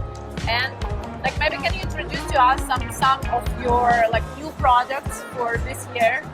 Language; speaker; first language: English; non-native, learner; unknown